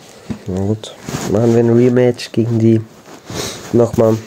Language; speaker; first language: German; native; German